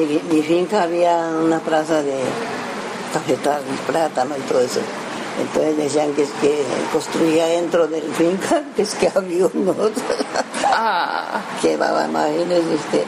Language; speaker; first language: Spanish; early bilingual, other home language; Japanese